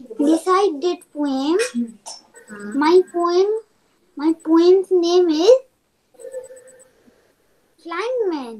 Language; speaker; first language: English; non-native, learner; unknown